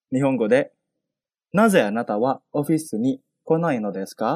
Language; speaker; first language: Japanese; non-native, fluent; Indonesian